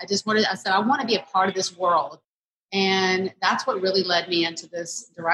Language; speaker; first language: English; native; English